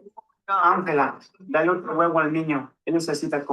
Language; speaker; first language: Spanish; native; Spanish